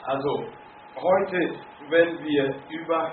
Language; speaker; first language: German; non-native, fluent; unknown